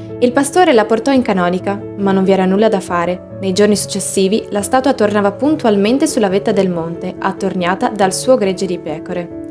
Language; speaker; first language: Italian; native; Italian